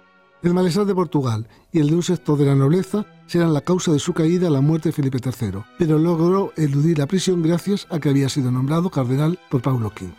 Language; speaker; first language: Spanish; native; Spanish